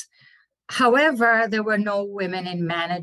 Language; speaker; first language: English; non-native, fluent; Hebrew